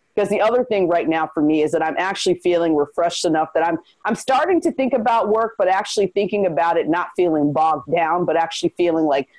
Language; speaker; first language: English; native; English